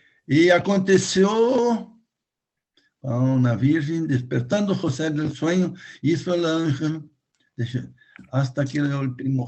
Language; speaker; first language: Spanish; non-native, fluent; Portuguese